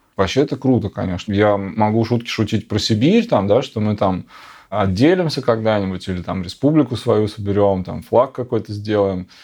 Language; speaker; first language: Russian; native; Russian